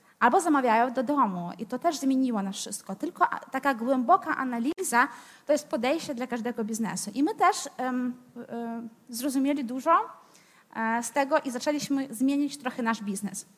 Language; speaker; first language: Polish; non-native, fluent; Ukrainian